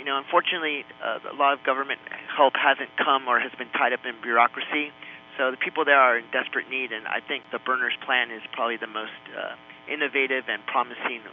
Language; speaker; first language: English; non-native, fluent; Spanish